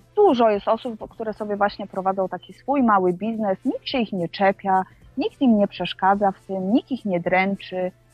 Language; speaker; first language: Polish; native; Polish